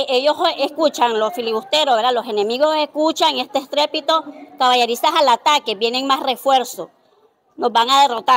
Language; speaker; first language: Spanish; native; Spanish